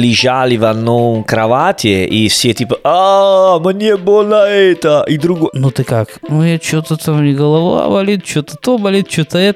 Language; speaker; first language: Russian; non-native, learner; Italian